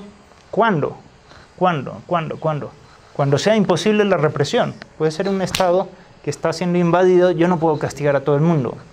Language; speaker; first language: Spanish; native; Spanish